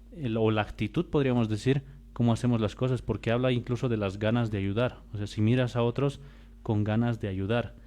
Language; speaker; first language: Spanish; native; Spanish